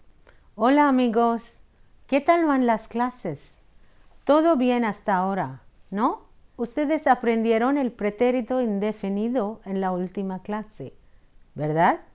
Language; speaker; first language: Spanish; non-native, fluent; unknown